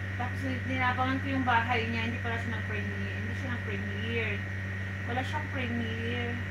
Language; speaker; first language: Filipino; native; Filipino